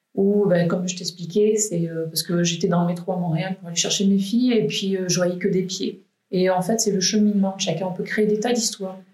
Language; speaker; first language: French; native; French